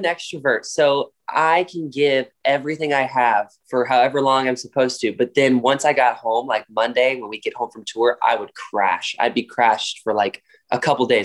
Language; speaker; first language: English; native; English